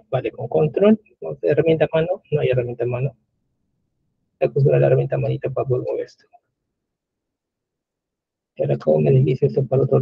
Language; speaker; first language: Spanish; native; Spanish